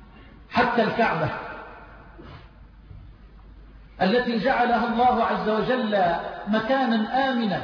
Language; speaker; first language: Arabic; native; Arabic